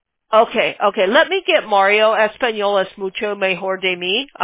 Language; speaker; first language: Spanish; non-native, learner; English